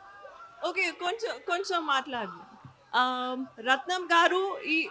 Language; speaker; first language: Telugu; non-native, learner; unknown